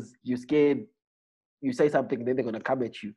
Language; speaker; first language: English; non-native, local second language; Xhosa